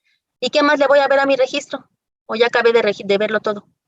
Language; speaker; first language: Spanish; native; Spanish